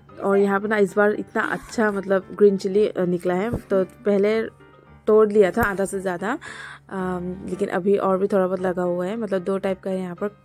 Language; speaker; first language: Hindi; non-native, local second language; Bangla